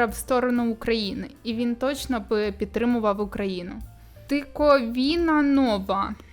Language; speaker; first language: Ukrainian; non-native, local second language; Russian